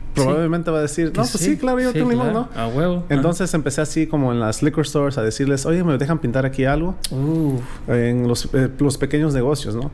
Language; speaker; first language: Spanish; early bilingual, heritage; Spanish